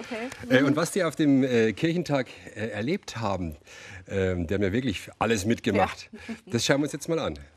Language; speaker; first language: German; native; German